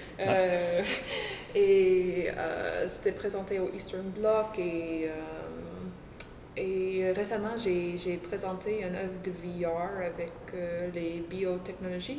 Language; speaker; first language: French; non-native, local second language; English